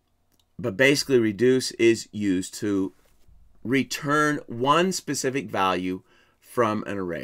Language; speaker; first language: English; native; English